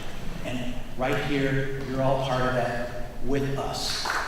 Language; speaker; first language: English; native; English